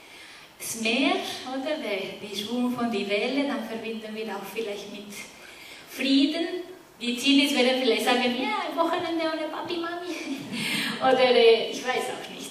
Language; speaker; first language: German; non-native, fluent; Spanish